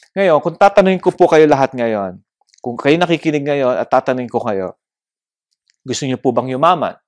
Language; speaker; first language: Filipino; native; Filipino